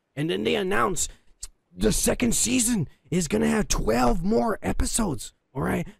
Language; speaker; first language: English; early bilingual, other home language; Spanish